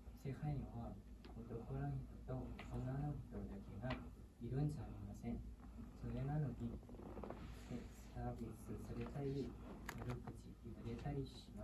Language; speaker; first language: Japanese; non-native, learner; Thai